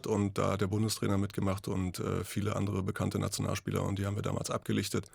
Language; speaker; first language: German; native; German